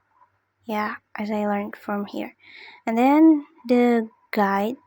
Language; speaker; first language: English; non-native, learner; Indonesian